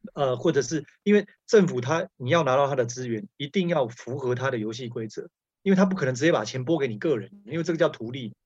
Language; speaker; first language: Chinese; native; Chinese